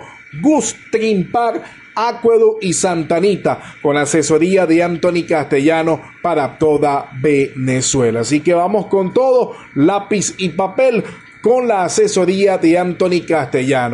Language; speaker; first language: Spanish; native; Spanish